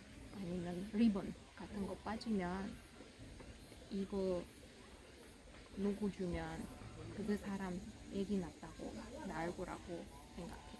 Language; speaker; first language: Korean; non-native, fluent; Russian